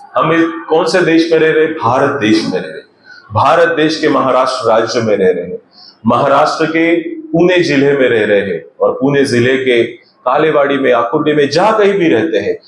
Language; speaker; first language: Hindi; non-native, local second language; Marathi